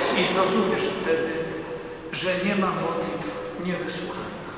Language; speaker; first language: Polish; native; Polish